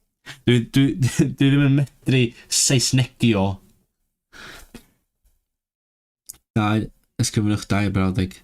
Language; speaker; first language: Welsh; non-native, learner; Cantonese